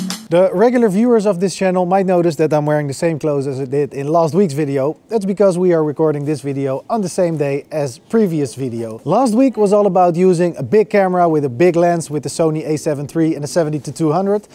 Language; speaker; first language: English; non-native, fluent; Dutch